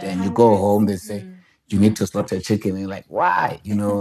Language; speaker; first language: English; non-native, local second language; Northern Sotho